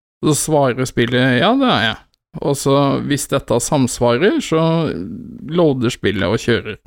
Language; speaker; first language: Norwegian; native; Norwegian